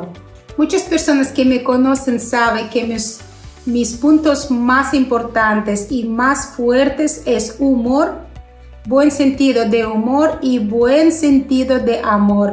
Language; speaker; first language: Spanish; non-native, fluent; Russian